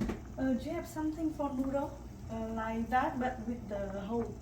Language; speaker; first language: English; non-native, fluent; Vietnamese